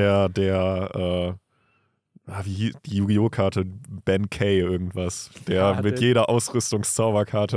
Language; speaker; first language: German; native; German